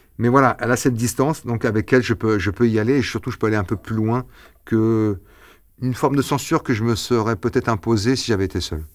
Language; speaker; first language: French; early bilingual, other home language; Arabic